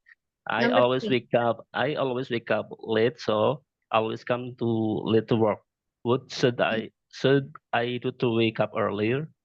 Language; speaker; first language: English; non-native, learner; Indonesian